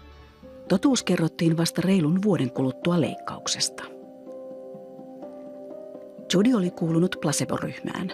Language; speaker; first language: Finnish; native; Finnish